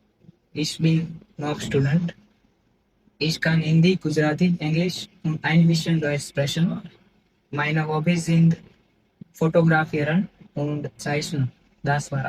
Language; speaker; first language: German; non-native, learner; Gujarati